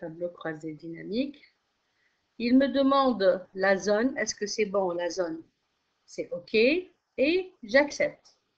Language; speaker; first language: French; non-native, local second language; Arabic